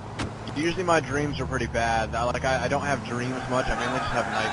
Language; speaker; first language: English; native; English